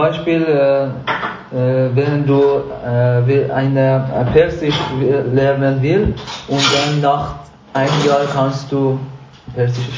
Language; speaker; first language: German; non-native, learner; Persian